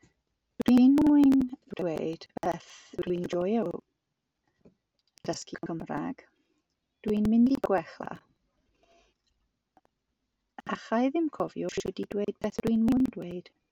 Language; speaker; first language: Welsh; non-native, learner; English